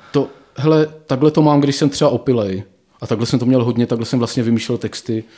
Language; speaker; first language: Czech; native; Czech